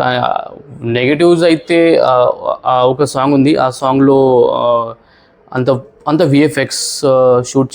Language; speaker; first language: Telugu; non-native, learner; Marathi